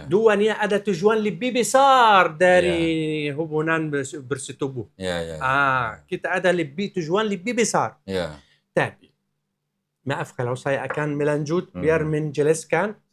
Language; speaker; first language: Indonesian; non-native, learner; Arabic